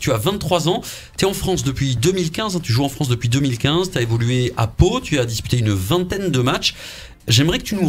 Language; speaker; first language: French; native; French